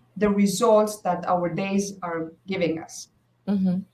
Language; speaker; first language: English; non-native, fluent; Estonian